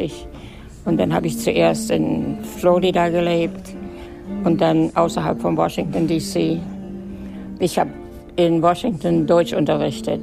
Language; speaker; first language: German; native; German